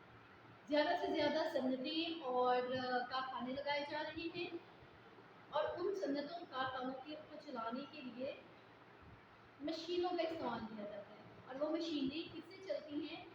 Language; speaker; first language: Urdu; native; Urdu